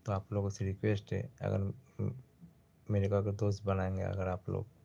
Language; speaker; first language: Hindi; non-native, local second language; Bangla